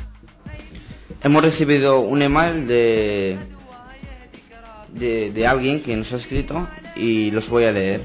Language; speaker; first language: Spanish; early bilingual, other home language; Arabic